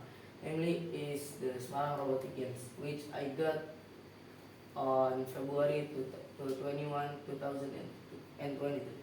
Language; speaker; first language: English; non-native, learner; Indonesian